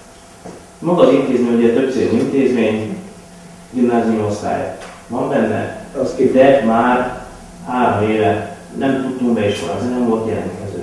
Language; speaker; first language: Hungarian; native; Hungarian